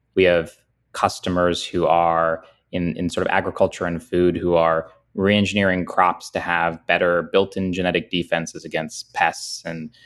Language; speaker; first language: English; native; English